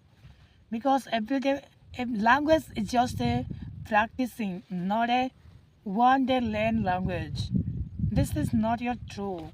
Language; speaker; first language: English; non-native, learner; Hindi